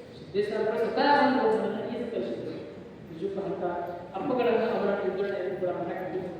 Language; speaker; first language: Kannada; non-native, local second language; Marathi